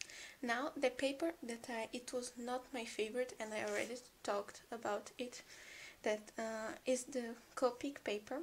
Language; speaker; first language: English; non-native, fluent; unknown